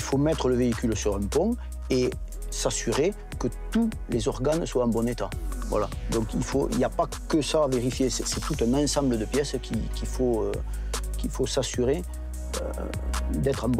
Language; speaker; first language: French; native; French